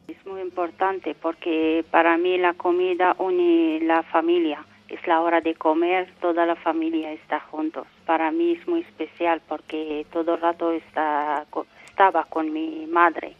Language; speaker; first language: Spanish; non-native, learner; Arabic